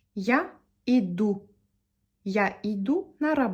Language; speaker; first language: Russian; non-native, fluent; Turkish